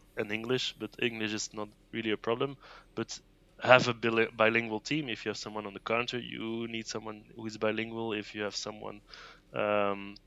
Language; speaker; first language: English; non-native, fluent; Dutch